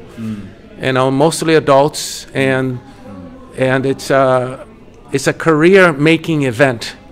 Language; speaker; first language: English; non-native, fluent; Portuguese